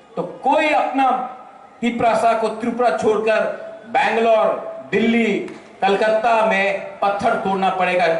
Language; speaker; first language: Hindi; non-native, local second language; Bangla